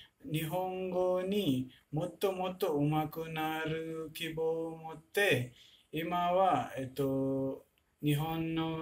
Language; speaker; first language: Japanese; non-native, learner; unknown